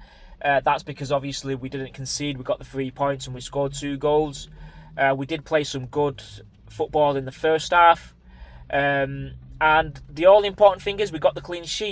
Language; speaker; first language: English; native; English